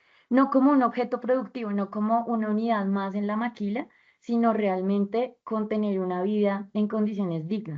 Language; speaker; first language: Spanish; native; Spanish